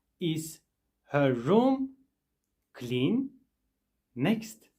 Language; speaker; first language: English; non-native, fluent; Turkish